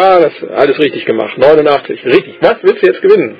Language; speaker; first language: German; native; German